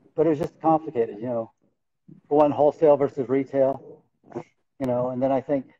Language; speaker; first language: English; native; English